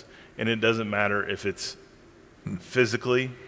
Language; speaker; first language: English; native; English